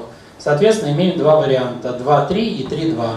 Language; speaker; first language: Russian; native; Russian